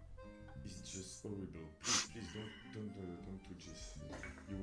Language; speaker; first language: English; non-native, learner; French